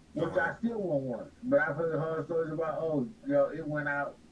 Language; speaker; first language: English; native; English